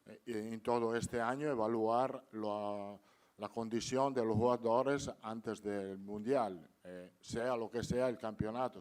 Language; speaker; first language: Spanish; non-native, fluent; Italian